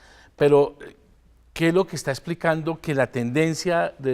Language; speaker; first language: Spanish; native; Spanish